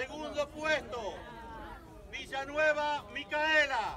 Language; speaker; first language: Spanish; native; Spanish